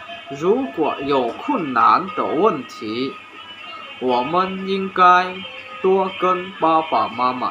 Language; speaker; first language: Chinese; non-native, learner; Hmong